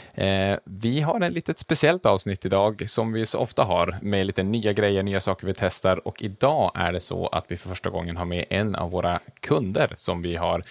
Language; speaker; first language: Swedish; native; Swedish